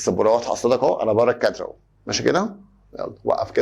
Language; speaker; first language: Arabic; native; Arabic